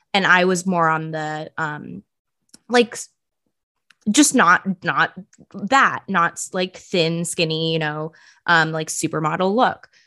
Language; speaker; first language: English; early bilingual, other home language; Punjabi